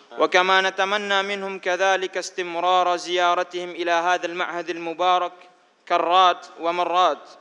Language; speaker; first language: Arabic; non-native, fluent; Indonesian